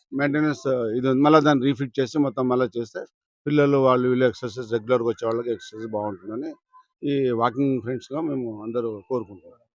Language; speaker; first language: Telugu; native; Telugu